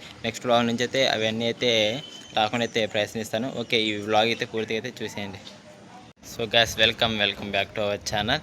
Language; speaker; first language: Telugu; native; Telugu